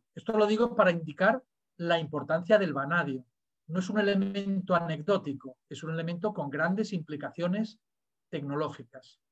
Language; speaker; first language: Spanish; native; Spanish